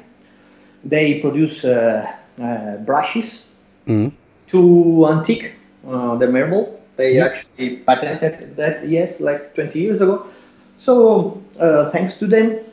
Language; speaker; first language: English; non-native, fluent; Italian